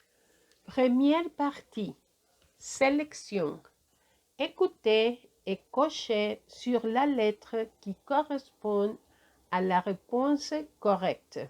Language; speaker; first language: French; non-native, fluent; Spanish